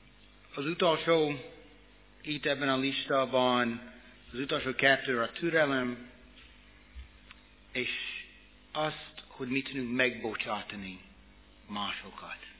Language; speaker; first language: Hungarian; non-native, fluent; English